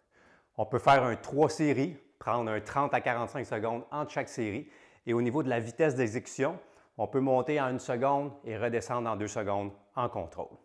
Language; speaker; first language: French; native; French